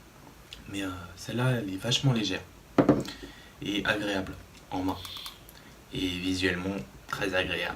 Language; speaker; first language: French; native; French